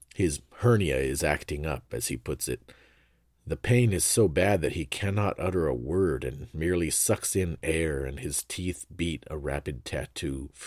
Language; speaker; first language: English; native; English